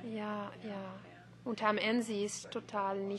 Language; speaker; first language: German; non-native, learner; French